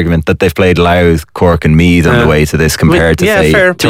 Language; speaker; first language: English; native; English